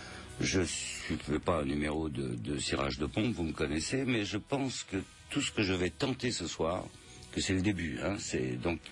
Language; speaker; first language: French; native; French